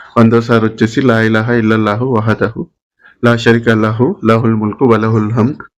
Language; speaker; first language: Telugu; non-native, local second language; Urdu